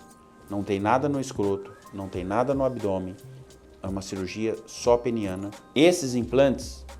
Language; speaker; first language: Portuguese; native; Portuguese